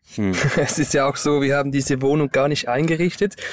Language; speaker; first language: German; native; German